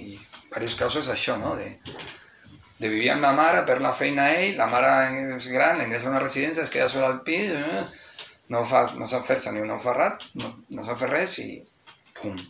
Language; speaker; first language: Catalan; non-native, local second language; Spanish